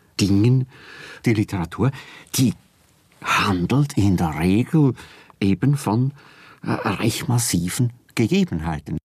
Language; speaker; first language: German; native; German